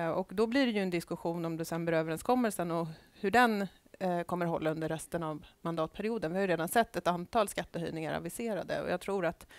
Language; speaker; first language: Swedish; native; Swedish